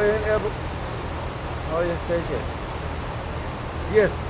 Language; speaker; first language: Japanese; non-native, learner; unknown